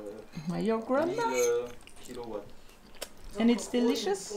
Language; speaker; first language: English; non-native, learner; French